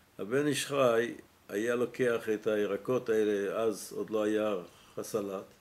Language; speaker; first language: Hebrew; native; Hebrew